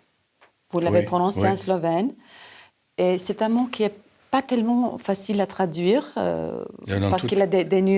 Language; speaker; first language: French; non-native, fluent; Serbian